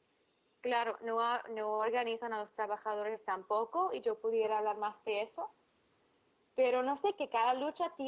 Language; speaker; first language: Spanish; non-native, fluent; English